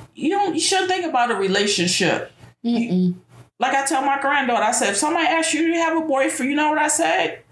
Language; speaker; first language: English; native; English